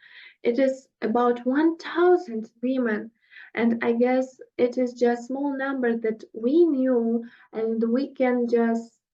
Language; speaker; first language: English; non-native, fluent; Russian